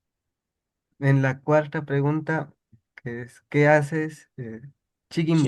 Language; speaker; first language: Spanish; non-native, local second language; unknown